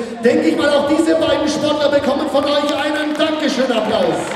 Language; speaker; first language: German; native; German